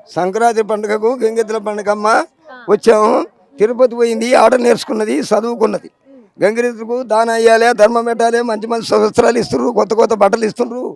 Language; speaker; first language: Telugu; native; Telugu